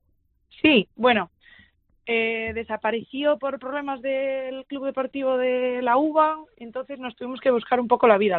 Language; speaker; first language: Spanish; native; Spanish